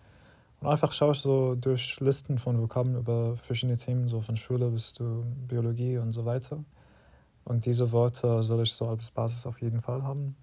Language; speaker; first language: German; non-native, fluent; Arabic